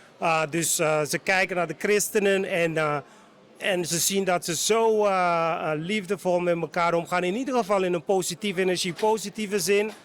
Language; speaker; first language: Dutch; non-native, local second language; Papiamento